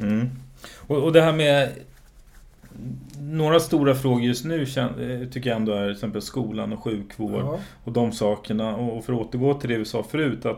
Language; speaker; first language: Swedish; native; Swedish